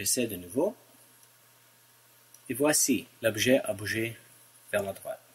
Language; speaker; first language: French; non-native, local second language; English